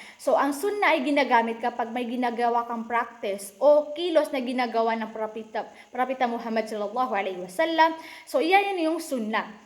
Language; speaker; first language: Filipino; early bilingual, other home language; Maranao